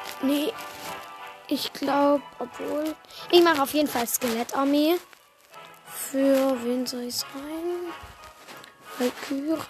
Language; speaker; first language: German; native; German